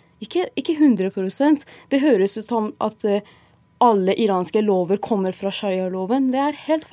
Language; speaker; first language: Norwegian; non-native, fluent; Persian